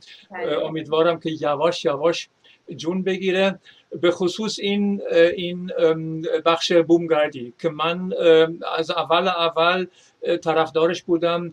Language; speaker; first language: Persian; non-native, fluent; German